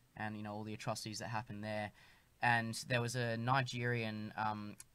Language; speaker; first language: English; native; English